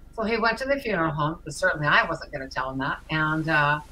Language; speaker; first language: English; native; English